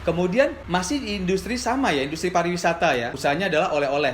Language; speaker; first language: Indonesian; native; Indonesian